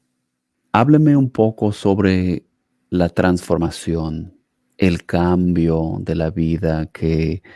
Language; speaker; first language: Spanish; non-native, fluent; English